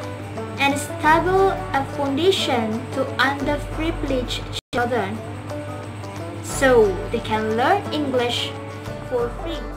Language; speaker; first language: English; non-native, learner; Indonesian